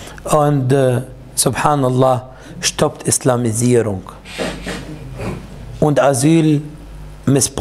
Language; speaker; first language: German; non-native, fluent; Arabic